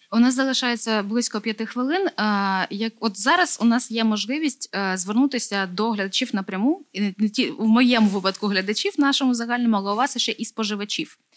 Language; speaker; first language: Ukrainian; native; Ukrainian